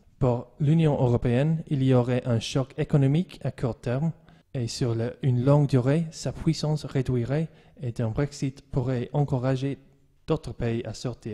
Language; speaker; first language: French; non-native, learner; English